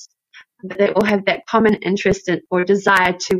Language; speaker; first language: English; native; English